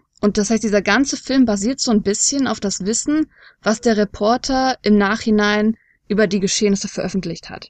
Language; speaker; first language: German; native; German